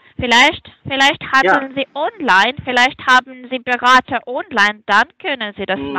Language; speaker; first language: German; non-native, fluent; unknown